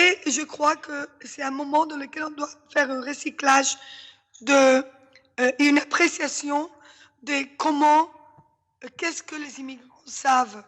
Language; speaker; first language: French; non-native, fluent; Spanish